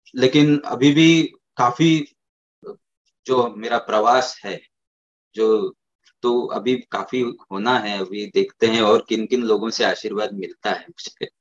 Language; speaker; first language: Hindi; native; Hindi